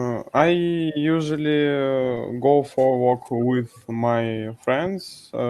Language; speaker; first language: English; non-native, learner; Russian